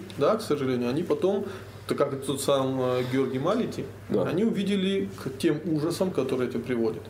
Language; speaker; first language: Russian; native; Russian